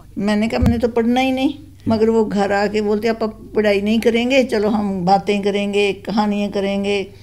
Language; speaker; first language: Hindi; non-native, local second language; Punjabi